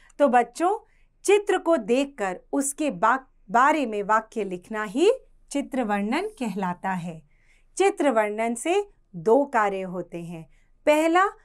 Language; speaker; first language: Hindi; native; Hindi